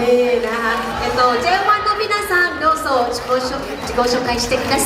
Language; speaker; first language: Japanese; non-native, learner; Thai